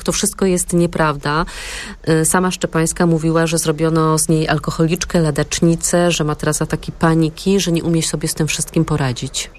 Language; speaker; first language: Polish; native; Polish